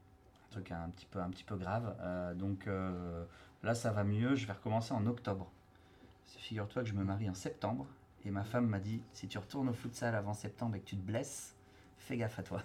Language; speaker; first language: French; native; French